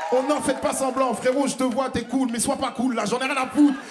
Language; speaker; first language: French; native; French